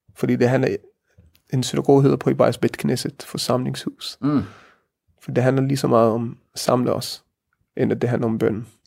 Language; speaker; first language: Danish; early bilingual, heritage; Danish